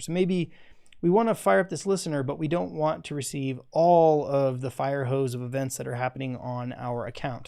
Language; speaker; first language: English; native; English